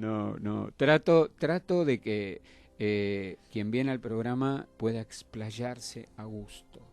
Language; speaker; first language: Spanish; native; Spanish